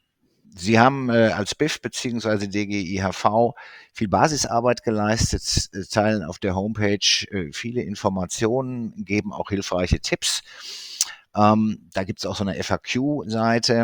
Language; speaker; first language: German; native; German